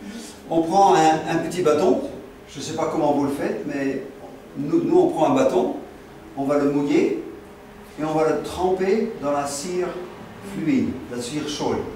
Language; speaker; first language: French; non-native, fluent; Dutch